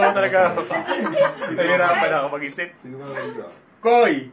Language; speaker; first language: Japanese; non-native, learner; Filipino